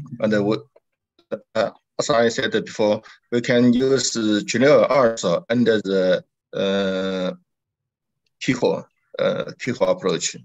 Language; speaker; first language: English; non-native, learner; Chinese